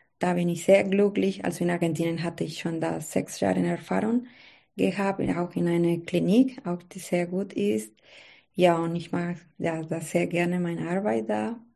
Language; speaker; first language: German; non-native, learner; Spanish